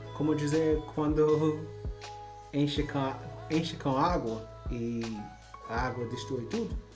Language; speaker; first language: Portuguese; non-native, learner; English